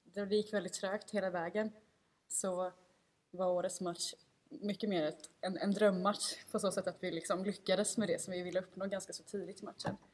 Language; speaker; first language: Swedish; native; Swedish